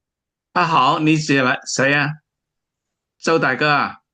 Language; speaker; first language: Chinese; native; Chinese